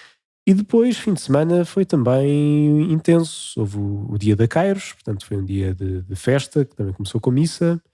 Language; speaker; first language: Portuguese; native; Portuguese